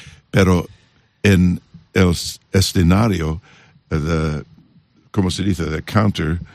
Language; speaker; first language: Spanish; non-native, learner; English